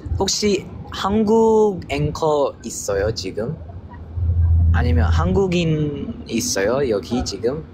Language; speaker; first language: Korean; non-native, learner; Filipino